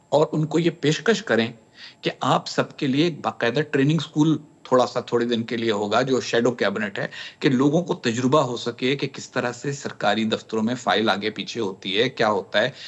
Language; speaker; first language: Urdu; native; Urdu